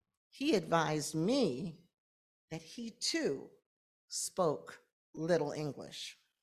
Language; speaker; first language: English; native; English